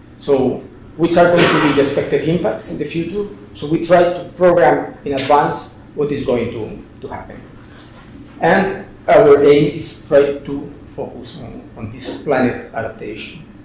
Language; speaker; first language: English; non-native, fluent; Spanish